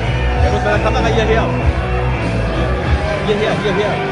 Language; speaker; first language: German; native; German